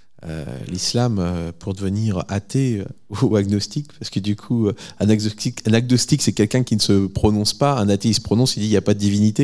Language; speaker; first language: French; native; French